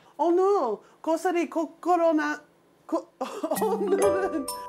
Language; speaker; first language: Korean; non-native, learner; English